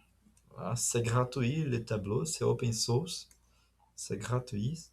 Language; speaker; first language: French; non-native, fluent; Portuguese